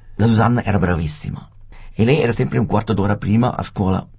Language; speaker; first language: Italian; non-native, fluent; Swiss German